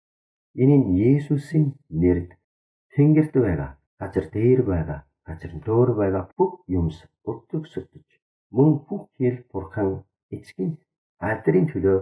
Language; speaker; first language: Mongolian; non-native, fluent; Korean